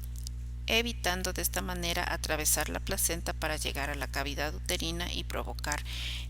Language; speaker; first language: Spanish; native; Spanish